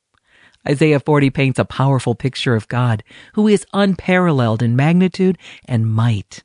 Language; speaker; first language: English; native; English